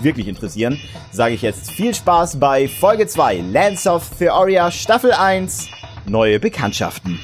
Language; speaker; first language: German; native; German